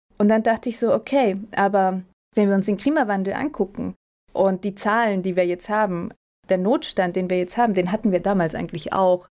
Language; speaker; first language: German; early bilingual, other home language; Spanish